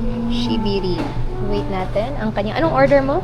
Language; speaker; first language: Filipino; native; Filipino